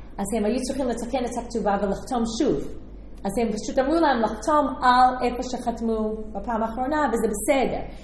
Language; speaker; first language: Hebrew; non-native, fluent; English